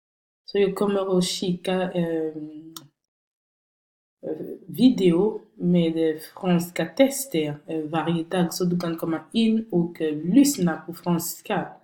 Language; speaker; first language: Swedish; non-native, fluent; French